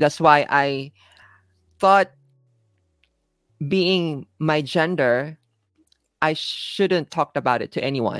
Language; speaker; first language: English; non-native, local second language; Filipino